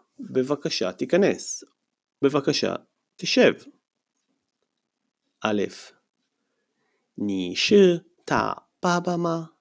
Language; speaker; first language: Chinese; non-native, fluent; Hebrew